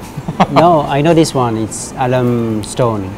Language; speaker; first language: English; non-native, learner; French